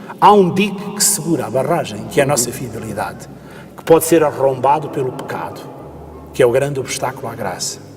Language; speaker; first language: Portuguese; native; Portuguese